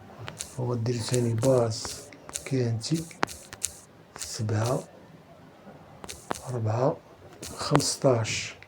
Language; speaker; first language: Arabic; native; Arabic